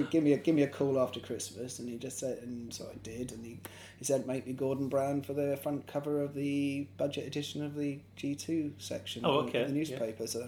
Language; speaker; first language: English; native; English